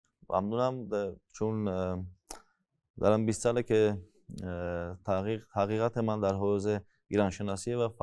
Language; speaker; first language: Persian; non-native, fluent; Armenian